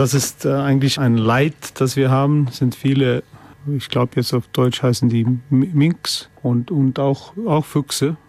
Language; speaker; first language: German; non-native, fluent; Icelandic